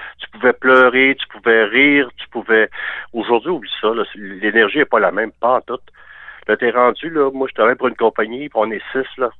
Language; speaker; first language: French; native; French